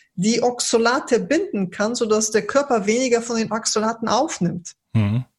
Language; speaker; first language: German; early bilingual, other home language; Polish